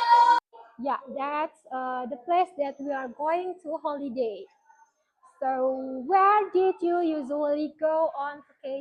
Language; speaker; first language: English; non-native, fluent; Indonesian